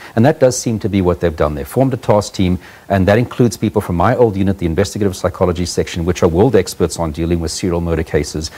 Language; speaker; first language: English; native; English